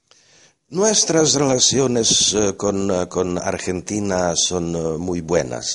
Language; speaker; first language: Spanish; non-native, fluent; Slovak